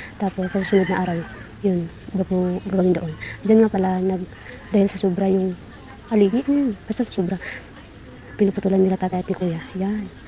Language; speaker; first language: Filipino; non-native, local second language; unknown